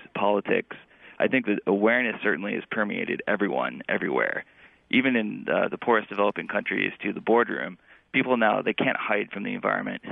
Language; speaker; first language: English; native; English